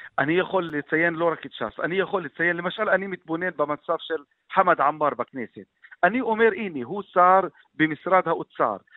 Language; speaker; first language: Hebrew; non-native, local second language; Arabic